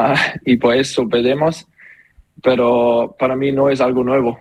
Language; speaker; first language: Spanish; non-native, learner; German